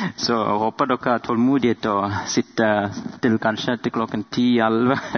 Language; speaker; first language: Norwegian; non-native, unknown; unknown